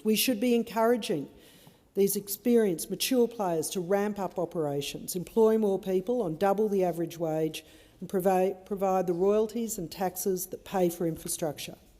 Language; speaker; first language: English; native; English